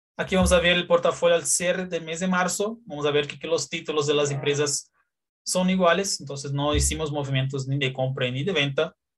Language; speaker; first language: Spanish; non-native, fluent; Portuguese